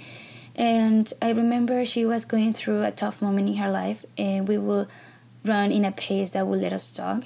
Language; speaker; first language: English; non-native, fluent; Spanish